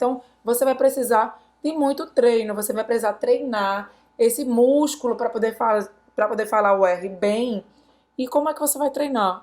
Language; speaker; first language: Portuguese; native; Portuguese